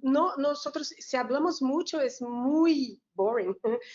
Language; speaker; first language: Spanish; non-native, learner; Portuguese